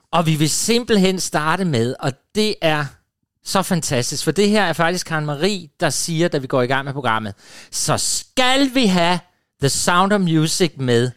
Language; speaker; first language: Danish; native; Danish